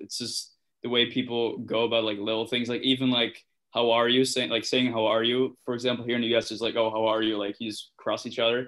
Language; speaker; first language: English; non-native, fluent; Dutch